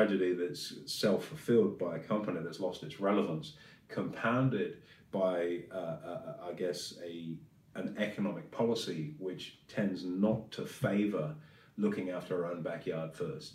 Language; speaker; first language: English; native; English